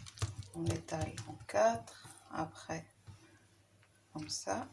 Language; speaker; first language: French; non-native, local second language; Arabic